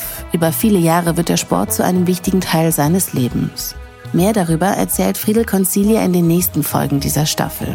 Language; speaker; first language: German; native; German